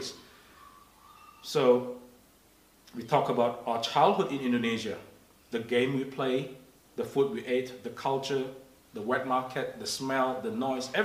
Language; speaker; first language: English; non-native, fluent; Indonesian